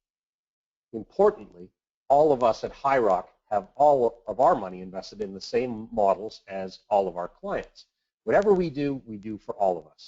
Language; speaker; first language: English; native; English